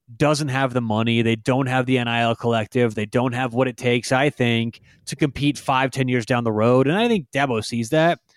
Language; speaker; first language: English; native; English